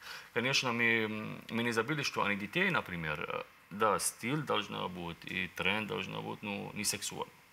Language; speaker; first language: Russian; non-native, learner; Arabic